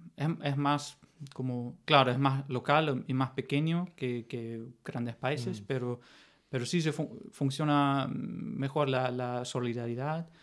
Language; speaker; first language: Spanish; non-native, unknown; German